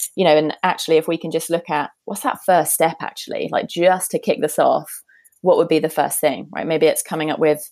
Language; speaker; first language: English; native; English